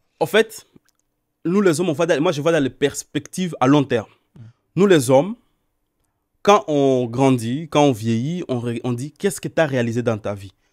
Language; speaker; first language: French; non-native, local second language; Swahili